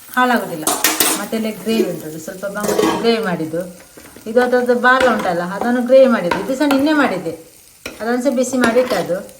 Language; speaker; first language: Kannada; native; Kannada